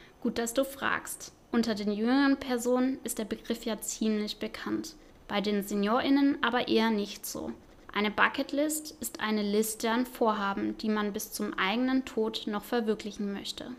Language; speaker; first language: German; native; German